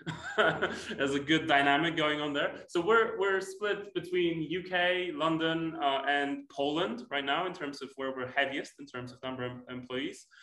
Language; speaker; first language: English; non-native, fluent; Polish